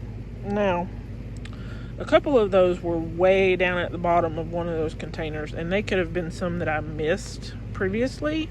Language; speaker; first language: English; native; English